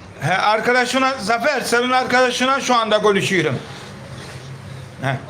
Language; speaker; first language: Turkish; native; Turkish